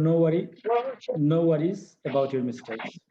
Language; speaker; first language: English; non-native, fluent; Bangla